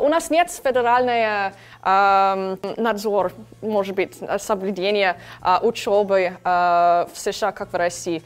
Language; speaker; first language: Russian; non-native, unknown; English